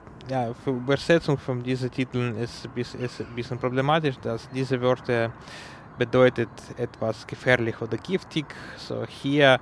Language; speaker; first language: German; non-native, learner; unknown